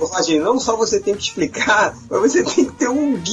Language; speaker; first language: Portuguese; native; Portuguese